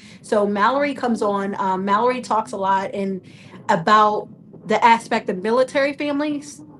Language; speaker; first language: English; native; English